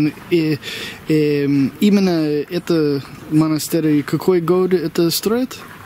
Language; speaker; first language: Russian; non-native, learner; English